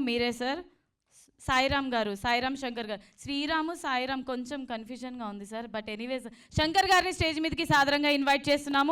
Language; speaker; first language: Telugu; native; Telugu